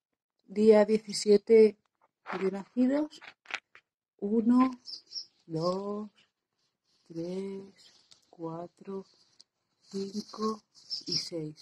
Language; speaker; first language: Spanish; native; Spanish